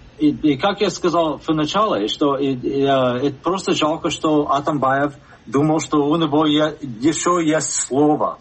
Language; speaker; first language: Russian; non-native, fluent; English